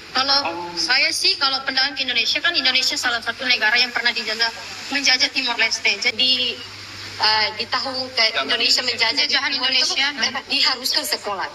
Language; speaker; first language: Indonesian; non-native, fluent; Tetum